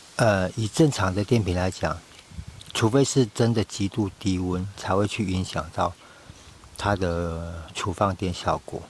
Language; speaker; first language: Chinese; native; Chinese